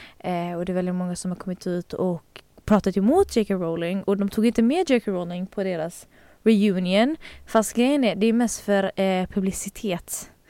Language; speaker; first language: Swedish; native; Swedish